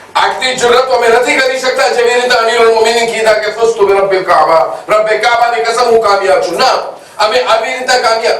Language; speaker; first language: Gujarati; non-native, local second language; Kachhi